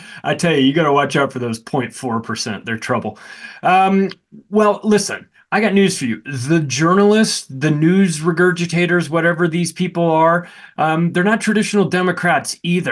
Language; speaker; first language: English; native; English